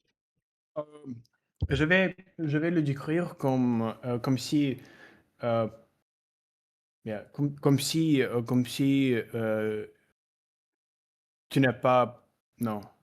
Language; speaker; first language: French; non-native, fluent; Russian